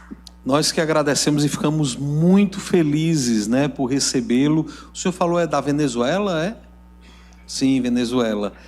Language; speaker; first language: Portuguese; native; Portuguese